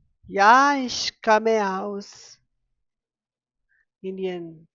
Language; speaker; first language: German; non-native, fluent; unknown